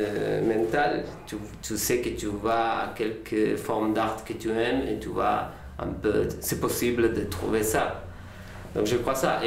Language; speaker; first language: French; non-native, learner; Spanish